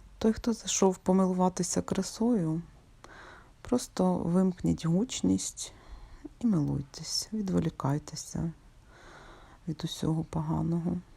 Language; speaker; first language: Ukrainian; non-native, local second language; Russian